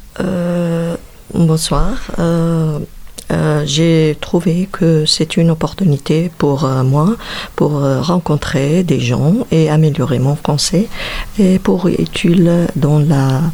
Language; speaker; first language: French; non-native, learner; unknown